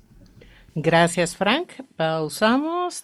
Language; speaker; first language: Spanish; native; Spanish